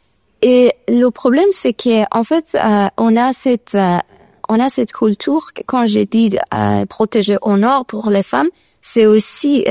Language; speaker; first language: French; non-native, learner; Persian